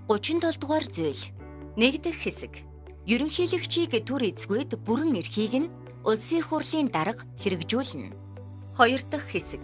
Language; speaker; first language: Mongolian; native; Mongolian